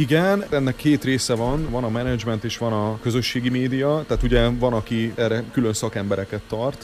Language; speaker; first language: Hungarian; native; Hungarian